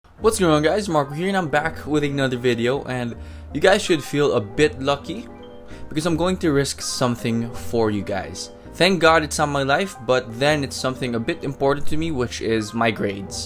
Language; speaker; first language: English; non-native, local second language; Filipino